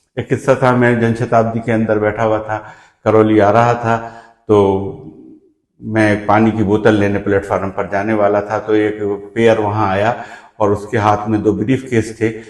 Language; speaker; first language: Hindi; native; Hindi